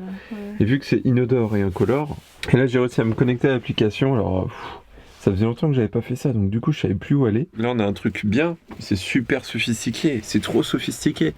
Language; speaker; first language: French; native; French